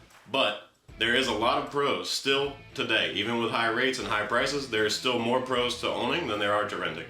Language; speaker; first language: English; native; English